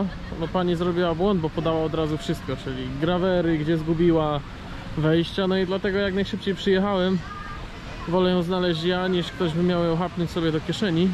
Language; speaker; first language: Polish; native; Polish